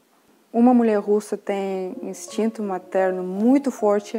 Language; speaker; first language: Portuguese; non-native, fluent; Russian